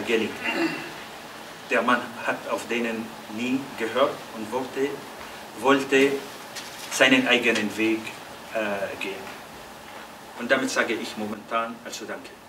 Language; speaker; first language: German; non-native, fluent; Arabic